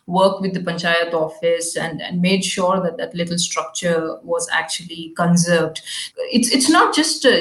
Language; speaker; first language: English; non-native, local second language; Kannada